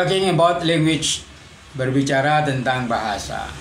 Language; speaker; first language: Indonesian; non-native, local second language; Madurese